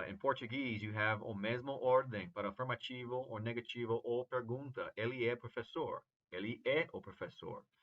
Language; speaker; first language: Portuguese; non-native, fluent; English